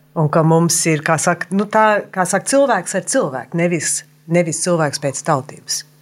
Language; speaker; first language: Latvian; early bilingual, heritage; Latvian